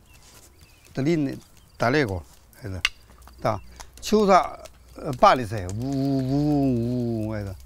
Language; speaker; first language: Russian; non-native, learner; Chinese